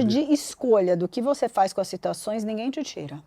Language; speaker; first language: Portuguese; native; Portuguese